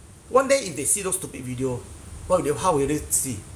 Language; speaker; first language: English; non-native, local second language; Chinese